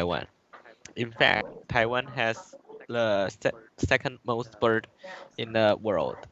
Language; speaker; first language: English; non-native, learner; Chinese